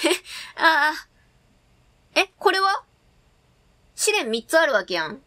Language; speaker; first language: Japanese; native; Japanese